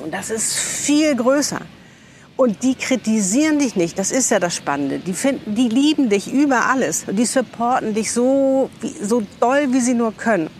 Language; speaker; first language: German; native; German